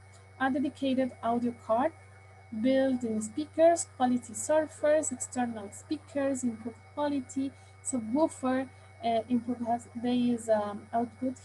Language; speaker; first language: English; non-native, learner; Spanish